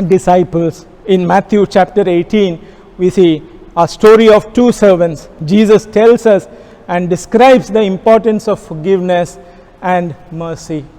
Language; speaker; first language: English; non-native, local second language; Kannada